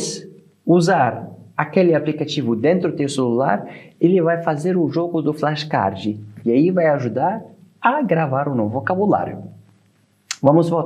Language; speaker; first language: Portuguese; non-native, fluent; Arabic